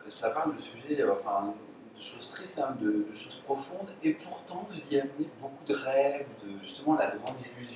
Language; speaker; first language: French; native; French